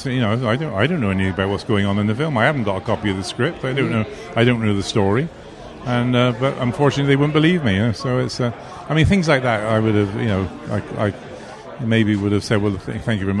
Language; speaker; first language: English; native; English